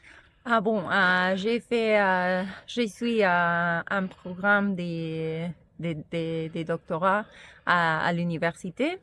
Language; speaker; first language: French; non-native, fluent; Spanish